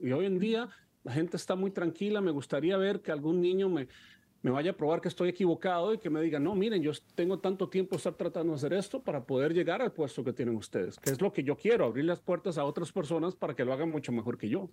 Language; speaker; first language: Spanish; early bilingual, heritage; Spanish